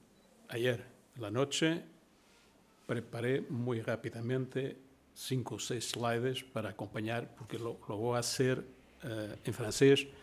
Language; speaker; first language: Spanish; non-native, learner; Portuguese